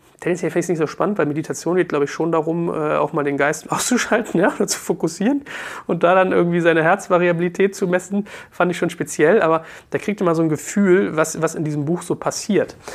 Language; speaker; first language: German; native; German